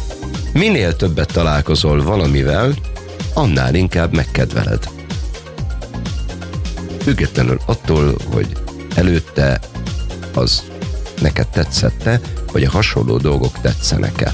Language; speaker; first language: Hungarian; native; Hungarian